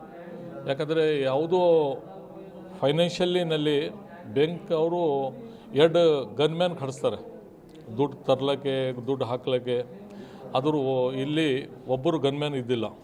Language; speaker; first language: Kannada; non-native, local second language; Urdu